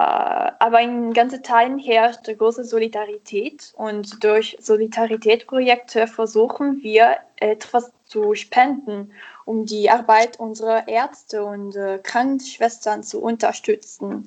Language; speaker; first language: German; non-native, learner; Italian